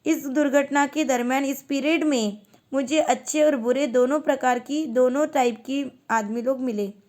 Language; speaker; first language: Hindi; non-native, local second language; Marathi